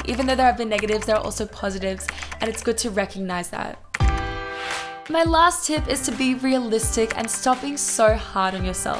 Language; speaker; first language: English; native; English